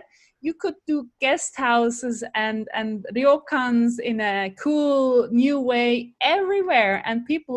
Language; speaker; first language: English; non-native, fluent; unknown